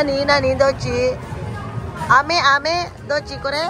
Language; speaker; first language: Japanese; non-native, fluent; Filipino